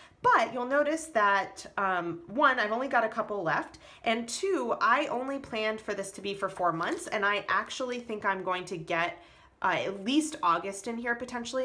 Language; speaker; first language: English; native; English